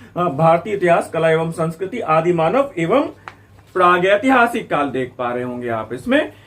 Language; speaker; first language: Hindi; native; Hindi